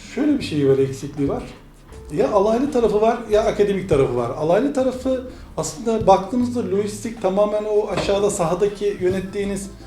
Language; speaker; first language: Turkish; native; Turkish